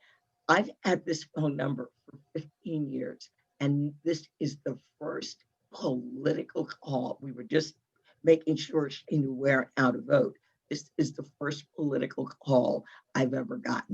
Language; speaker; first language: English; native; English